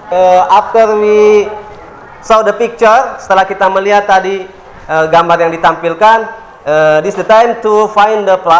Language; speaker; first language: English; non-native, learner; Indonesian